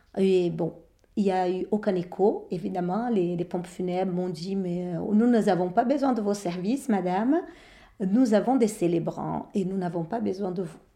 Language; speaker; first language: French; non-native, fluent; Portuguese